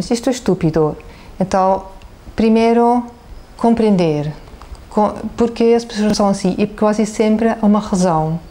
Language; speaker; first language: Portuguese; non-native, fluent; German